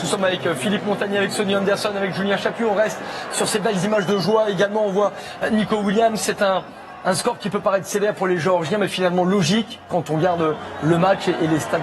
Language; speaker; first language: French; native; French